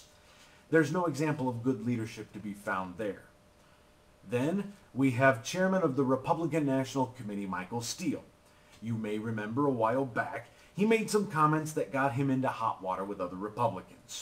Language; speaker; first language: English; native; English